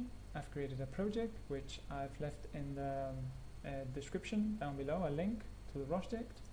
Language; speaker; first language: English; non-native, fluent; Spanish